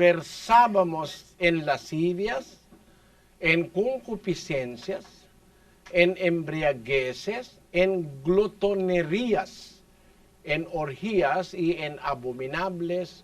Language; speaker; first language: Spanish; non-native, learner; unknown